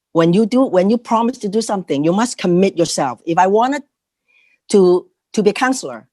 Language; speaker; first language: English; non-native, local second language; Cantonese